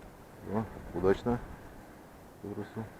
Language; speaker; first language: Russian; native; Russian